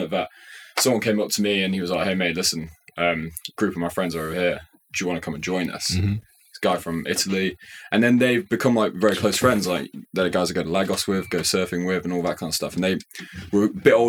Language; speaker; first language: English; native; English